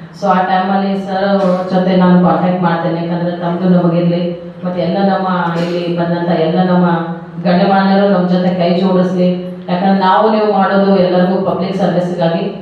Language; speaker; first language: Kannada; native; Kannada